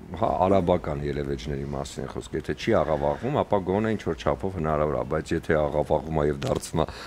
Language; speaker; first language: Armenian; native; Armenian